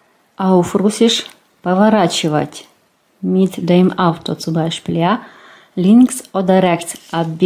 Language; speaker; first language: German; non-native, learner; Russian